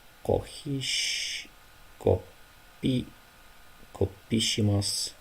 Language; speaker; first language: Japanese; non-native, learner; Ukrainian